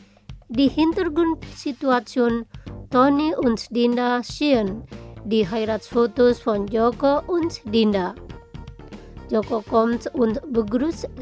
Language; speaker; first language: German; non-native, fluent; Indonesian